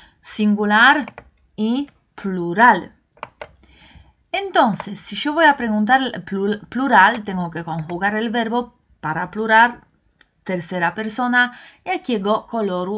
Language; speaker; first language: Spanish; non-native, fluent; Polish